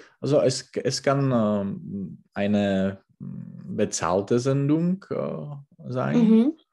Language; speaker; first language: German; non-native, learner; Czech